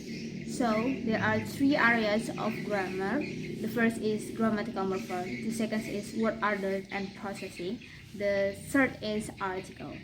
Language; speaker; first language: English; non-native, learner; Indonesian